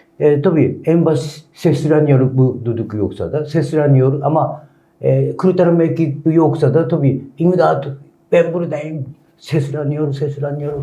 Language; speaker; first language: Turkish; non-native, learner; Japanese